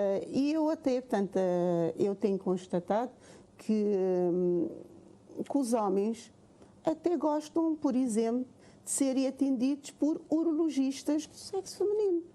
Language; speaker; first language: Portuguese; non-native, local second language; Kabuverdianu